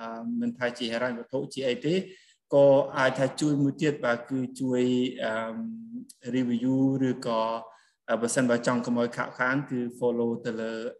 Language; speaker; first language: Khmer; native; Khmer